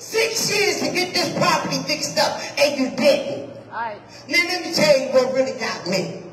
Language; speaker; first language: English; native; English